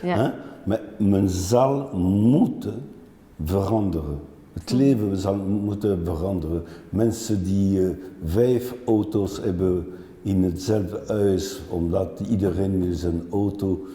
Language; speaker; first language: Dutch; non-native, local second language; French